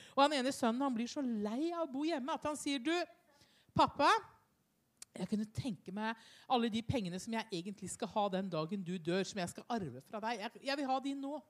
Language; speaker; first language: Norwegian; native; Norwegian